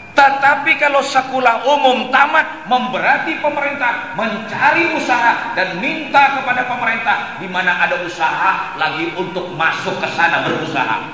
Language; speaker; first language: Indonesian; non-native, local second language; Banjar